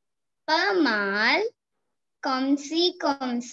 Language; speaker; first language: French; non-native, learner; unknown